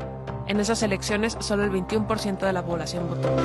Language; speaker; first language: Spanish; native; Spanish